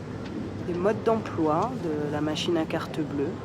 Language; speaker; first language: French; native; French